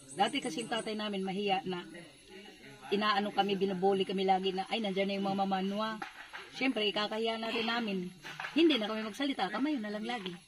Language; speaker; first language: Filipino; non-native, local second language; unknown